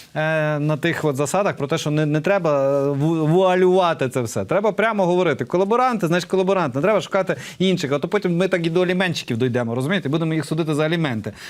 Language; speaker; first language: Ukrainian; native; Ukrainian